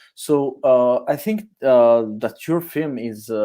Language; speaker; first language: English; non-native, learner; Italian